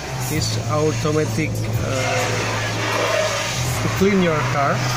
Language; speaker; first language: English; non-native, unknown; Indonesian